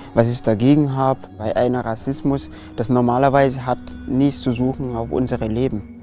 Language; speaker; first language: German; non-native, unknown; French